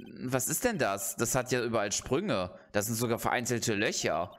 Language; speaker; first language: German; native; German